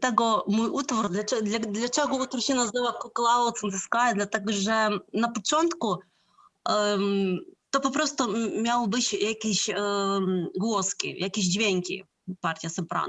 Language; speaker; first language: Polish; non-native, fluent; Ukrainian